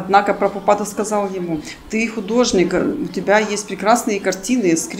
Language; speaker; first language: Russian; native; Russian